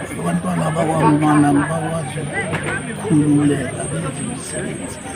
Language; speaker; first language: Zulu; non-native, local second language; South Ndebele